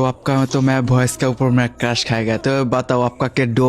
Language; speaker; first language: Hindi; non-native, learner; Bangla